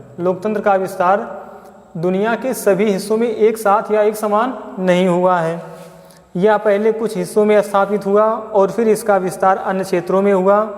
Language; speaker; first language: Hindi; native; Hindi